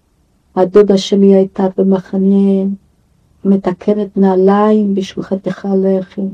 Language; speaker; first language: Hebrew; non-native, fluent; Yiddish